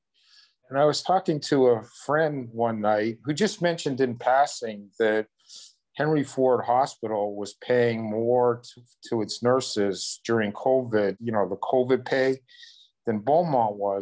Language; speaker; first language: English; native; English